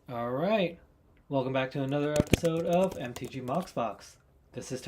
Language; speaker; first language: English; native; English